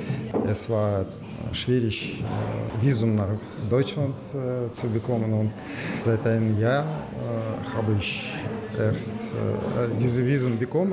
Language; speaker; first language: German; non-native, learner; Russian